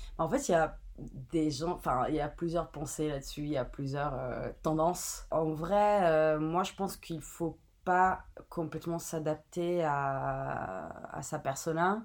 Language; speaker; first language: French; non-native, fluent; Italian